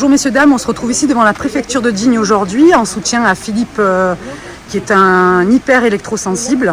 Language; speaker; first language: French; native; French